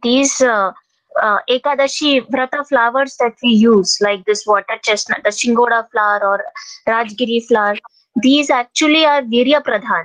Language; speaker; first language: English; non-native, local second language; Hindi